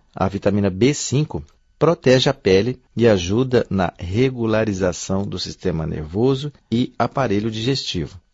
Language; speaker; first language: Portuguese; native; Portuguese